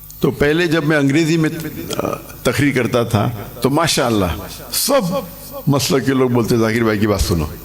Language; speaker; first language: Urdu; non-native, local second language; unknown